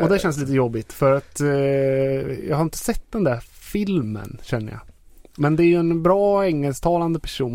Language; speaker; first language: Swedish; native; Swedish